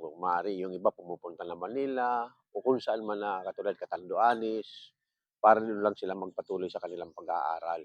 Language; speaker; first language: Filipino; native; Filipino